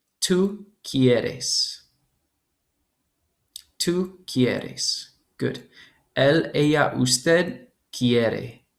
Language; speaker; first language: Spanish; non-native, fluent; English